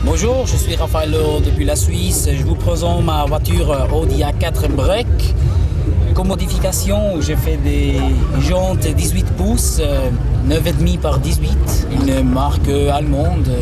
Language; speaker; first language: French; non-native, local second language; German